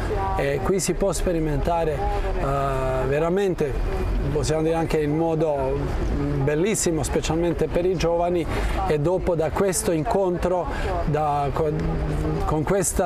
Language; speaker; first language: Italian; non-native, fluent; Croatian